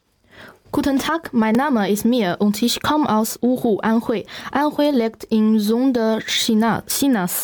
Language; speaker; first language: German; non-native, learner; Chinese